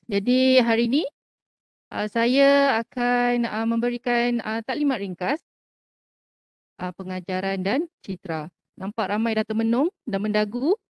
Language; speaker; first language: Malay; native; Malay